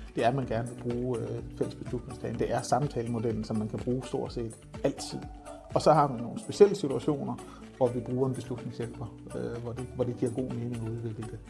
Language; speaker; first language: Danish; native; Danish